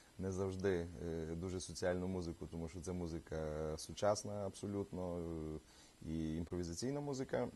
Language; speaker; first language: Ukrainian; native; Ukrainian